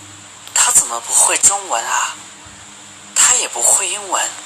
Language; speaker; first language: Chinese; non-native, learner; Hmong